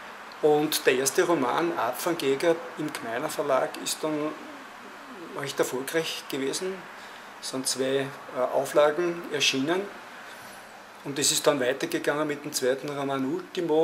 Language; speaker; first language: German; native; German